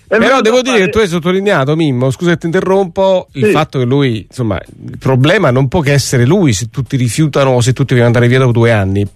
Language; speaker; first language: Italian; native; Italian